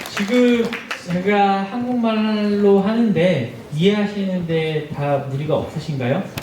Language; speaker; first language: Korean; native; Korean